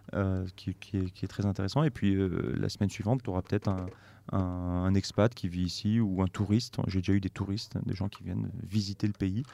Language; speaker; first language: French; native; French